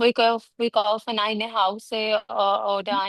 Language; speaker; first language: German; non-native, learner; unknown